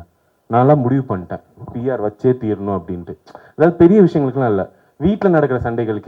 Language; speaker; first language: Tamil; native; Tamil